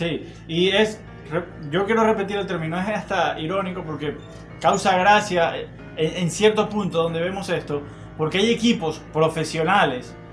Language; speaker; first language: Spanish; native; Spanish